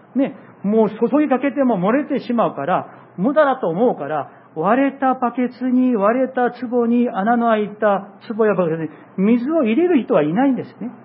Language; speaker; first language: Japanese; non-native, fluent; Korean